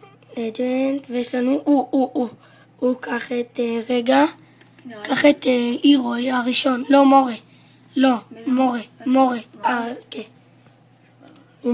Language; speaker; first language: Hebrew; native; Hebrew